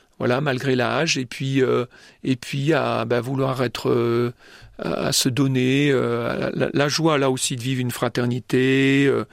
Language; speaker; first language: French; native; French